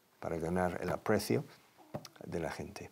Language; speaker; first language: Spanish; non-native, fluent; English